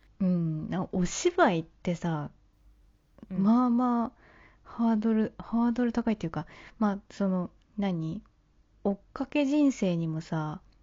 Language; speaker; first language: Japanese; native; Japanese